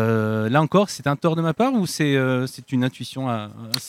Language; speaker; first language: French; native; French